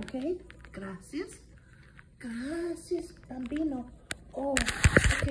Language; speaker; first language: Spanish; non-native, learner; English